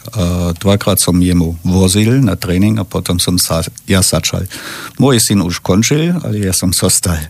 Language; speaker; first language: Slovak; non-native, fluent; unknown